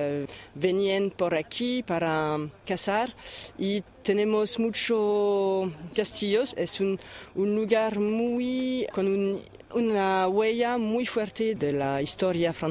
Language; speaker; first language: Spanish; non-native, fluent; French